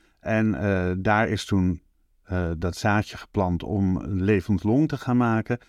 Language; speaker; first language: Dutch; native; Dutch